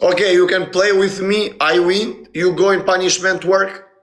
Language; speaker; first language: English; non-native, learner; Albanian